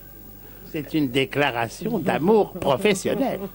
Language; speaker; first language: French; native; French